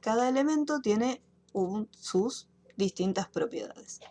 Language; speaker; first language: Spanish; native; Spanish